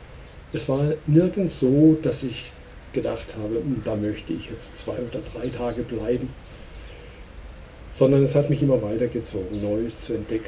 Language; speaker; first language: German; native; German